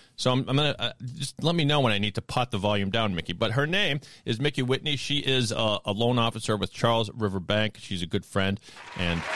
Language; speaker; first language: English; native; English